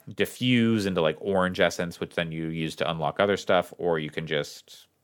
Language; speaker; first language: English; native; English